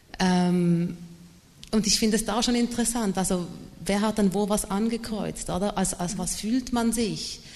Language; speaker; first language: German; early bilingual, other home language; Malayalam